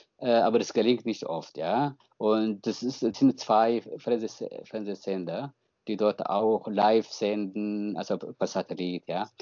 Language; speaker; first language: German; non-native, fluent; Tigrinya